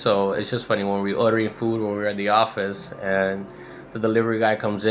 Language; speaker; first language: English; native; English